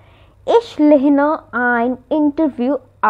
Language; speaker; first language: German; non-native, fluent; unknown